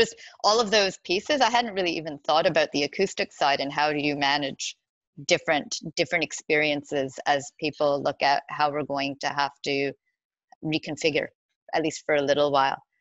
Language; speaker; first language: English; native; English